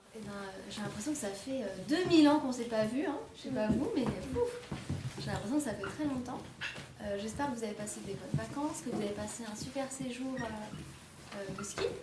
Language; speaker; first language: French; native; French